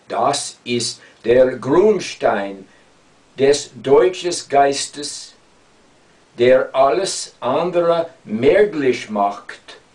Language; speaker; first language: German; non-native, fluent; English